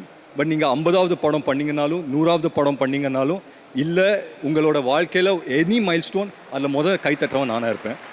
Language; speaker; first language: Tamil; native; Tamil